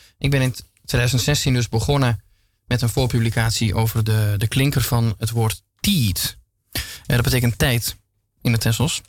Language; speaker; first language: Dutch; native; Dutch